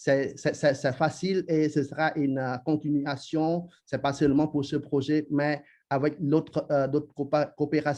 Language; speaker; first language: French; non-native, learner; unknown